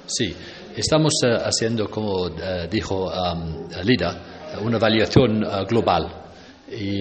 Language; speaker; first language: Spanish; non-native, fluent; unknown